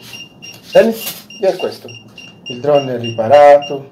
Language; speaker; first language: Italian; non-native, learner; Portuguese